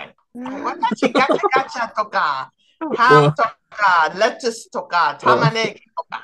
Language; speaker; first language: Japanese; non-native, learner; English